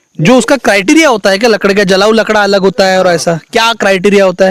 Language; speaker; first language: Hindi; non-native, local second language; Marathi